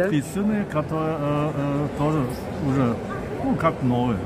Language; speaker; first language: Russian; non-native, learner; German